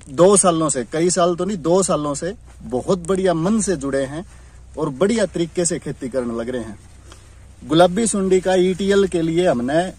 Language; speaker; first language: Hindi; native; Hindi